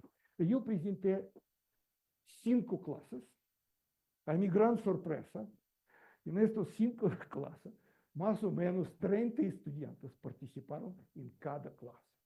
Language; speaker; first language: Spanish; non-native, learner; Russian